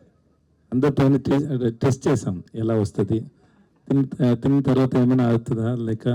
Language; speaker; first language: Telugu; non-native, learner; Tamil